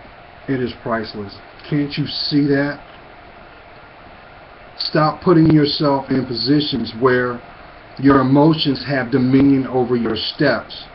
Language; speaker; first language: English; native; English